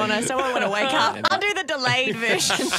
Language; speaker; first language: English; native; English